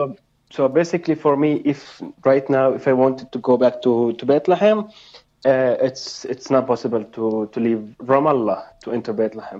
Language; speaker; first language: English; non-native, fluent; Arabic